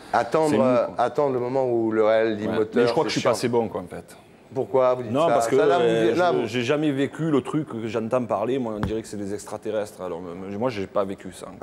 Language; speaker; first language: French; native; French